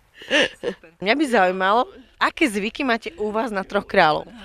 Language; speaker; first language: Slovak; native; Slovak